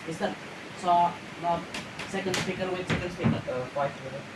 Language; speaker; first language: English; non-native, learner; Indonesian